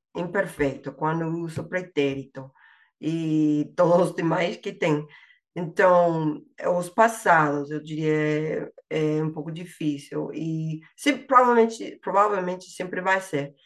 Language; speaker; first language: Portuguese; non-native, fluent; English